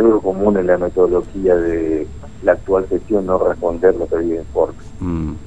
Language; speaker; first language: Spanish; native; Spanish